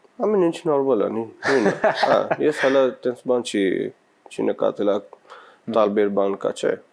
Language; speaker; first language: Armenian; non-native, learner; Punjabi